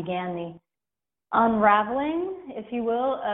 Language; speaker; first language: English; native; English